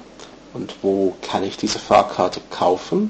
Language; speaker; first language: German; non-native, fluent; English